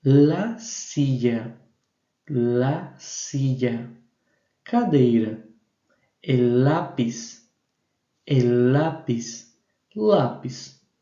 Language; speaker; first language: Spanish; non-native, fluent; Portuguese